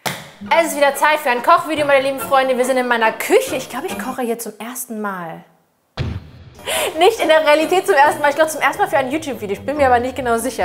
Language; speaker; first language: German; native; German